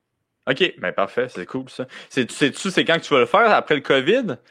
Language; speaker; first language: French; native; French